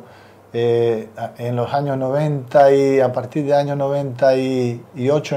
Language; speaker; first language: Spanish; non-native, fluent; Serbian